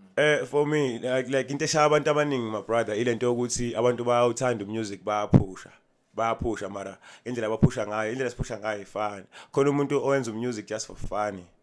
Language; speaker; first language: Zulu; native; Zulu